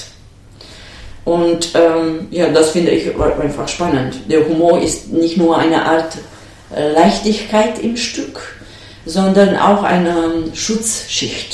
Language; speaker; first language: German; non-native, fluent; Romanian